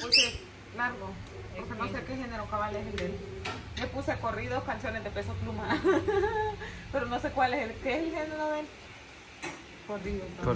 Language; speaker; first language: Spanish; native; Spanish